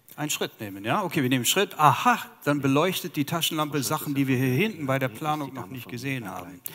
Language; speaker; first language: German; non-native, fluent; English